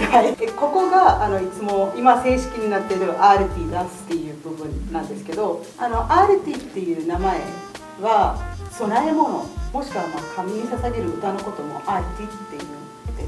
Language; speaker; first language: Japanese; non-native, fluent; Malayalam